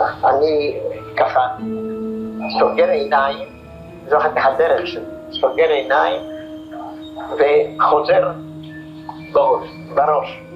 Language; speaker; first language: Hebrew; non-native, fluent; Polish